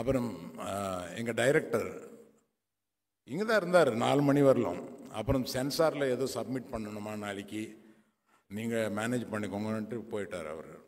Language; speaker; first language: Tamil; non-native, local second language; Telugu